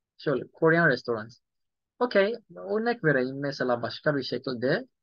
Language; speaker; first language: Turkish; non-native, fluent; Yoruba